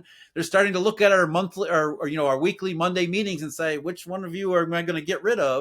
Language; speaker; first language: English; native; English